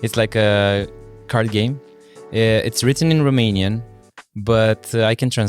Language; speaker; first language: English; non-native, fluent; Romanian